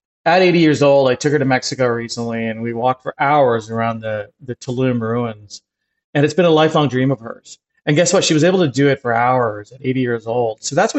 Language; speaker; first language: English; native; English